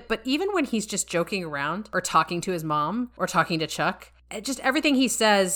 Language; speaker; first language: English; native; English